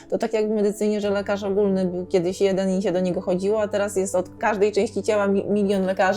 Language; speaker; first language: Polish; native; Polish